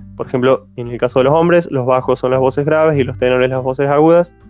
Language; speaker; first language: Spanish; native; Spanish